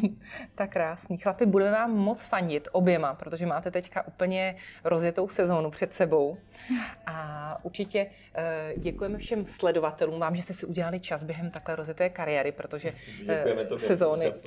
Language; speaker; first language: Czech; native; Czech